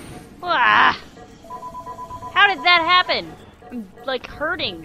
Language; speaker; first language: English; native; English